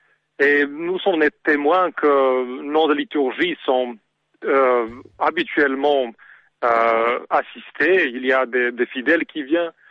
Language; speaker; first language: French; non-native, learner; Serbian